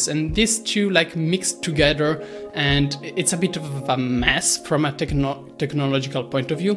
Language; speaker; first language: English; non-native, fluent; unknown